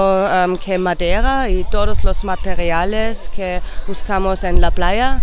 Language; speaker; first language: Spanish; non-native, learner; German